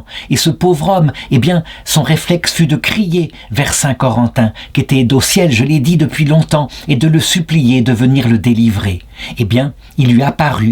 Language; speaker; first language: French; native; French